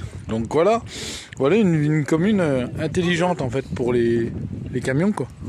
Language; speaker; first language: French; native; French